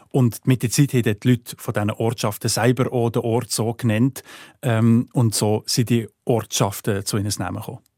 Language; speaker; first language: German; native; German